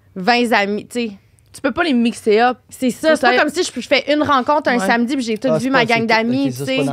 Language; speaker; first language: French; native; French